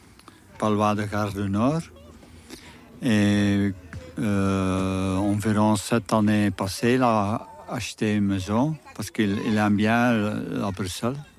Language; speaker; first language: French; non-native, local second language; Dutch